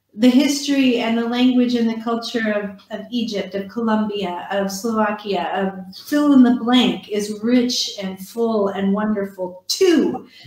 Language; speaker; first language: English; native; English